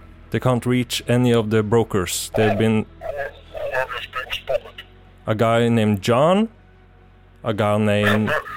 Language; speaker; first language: English; non-native, fluent; Norwegian